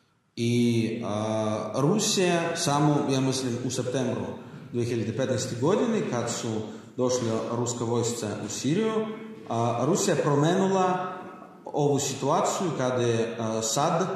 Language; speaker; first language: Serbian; non-native, learner; Russian